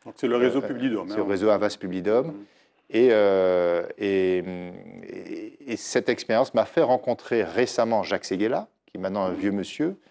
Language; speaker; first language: French; native; French